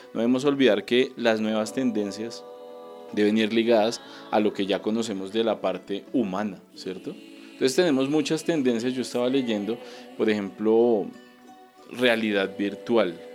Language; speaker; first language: Spanish; native; Spanish